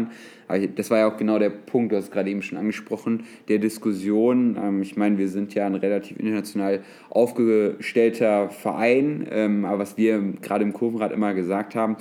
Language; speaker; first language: German; native; German